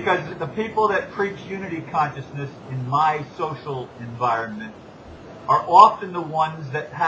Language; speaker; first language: English; native; English